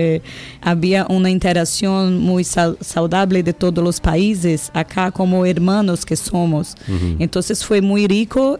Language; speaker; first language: Spanish; non-native, learner; Portuguese